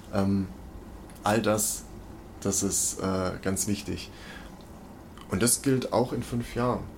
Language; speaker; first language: German; native; German